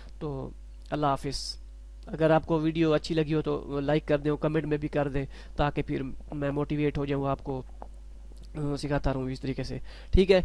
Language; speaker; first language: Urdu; non-native, local second language; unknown